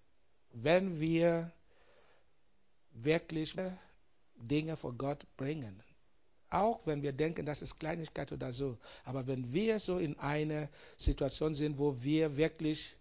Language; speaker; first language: German; non-native, learner; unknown